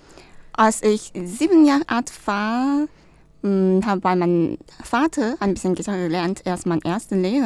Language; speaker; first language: German; non-native, learner; Chinese